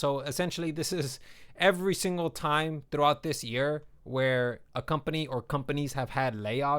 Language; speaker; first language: English; native; English